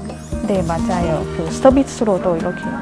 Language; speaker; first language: Korean; non-native, fluent; Thai